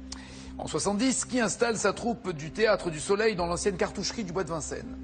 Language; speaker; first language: French; native; French